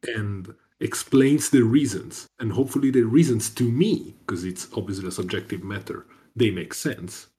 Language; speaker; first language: English; non-native, fluent; Italian